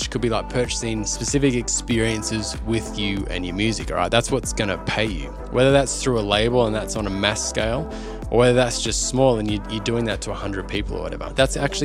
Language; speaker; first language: English; native; English